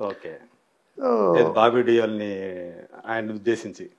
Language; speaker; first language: Telugu; native; Telugu